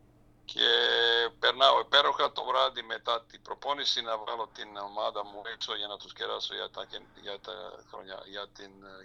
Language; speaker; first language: Greek; non-native, fluent; Serbian